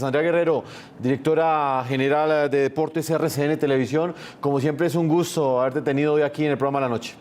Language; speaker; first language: Spanish; native; Spanish